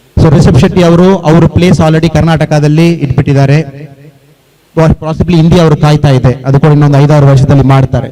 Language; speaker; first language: Kannada; non-native, local second language; Tamil